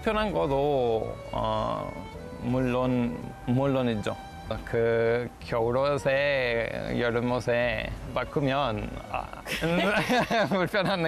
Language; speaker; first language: Korean; non-native, fluent; Spanish